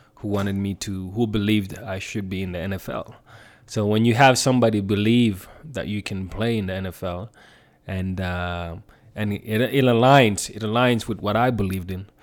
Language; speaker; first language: English; non-native, fluent; Swedish